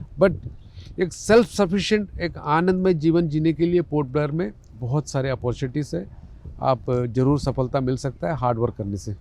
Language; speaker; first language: Hindi; non-native, local second language; Malayalam